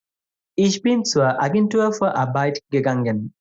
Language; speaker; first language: German; non-native, fluent; Bangla